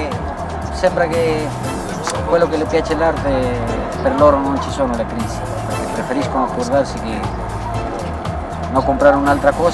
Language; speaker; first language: Italian; early bilingual, heritage; Spanish